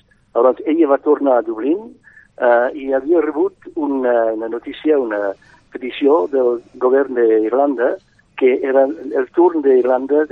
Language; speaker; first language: Catalan; non-native, fluent; English